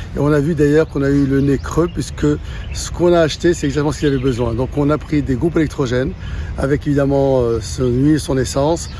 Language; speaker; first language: French; non-native, local second language; Arabic